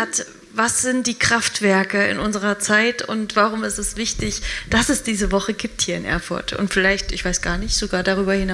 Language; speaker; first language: German; native; German